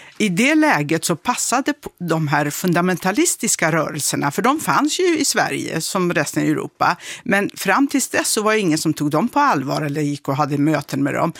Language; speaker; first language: Swedish; early bilingual, other home language; Kurdish